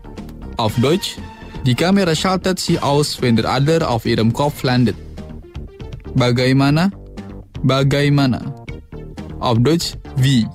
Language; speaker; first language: German; non-native, fluent; Indonesian